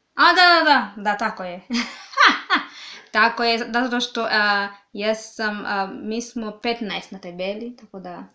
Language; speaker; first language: Serbian; non-native, learner; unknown